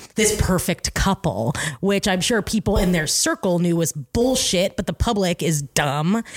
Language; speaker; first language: English; native; English